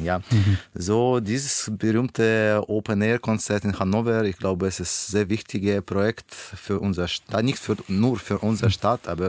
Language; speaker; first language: German; non-native, learner; Russian